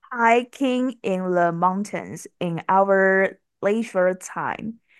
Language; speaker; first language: English; non-native, learner; Chinese